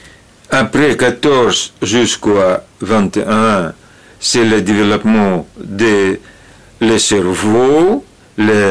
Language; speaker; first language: French; non-native, learner; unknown